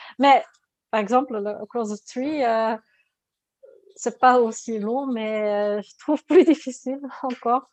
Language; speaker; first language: French; non-native, learner; Dutch